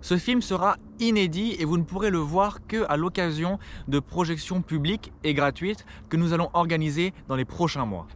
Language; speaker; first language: French; native; French